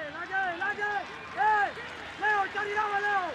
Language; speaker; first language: Indonesian; non-native, learner; Spanish